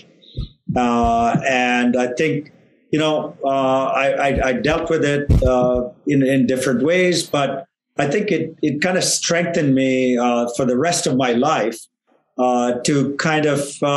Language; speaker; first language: English; non-native, local second language; Tamil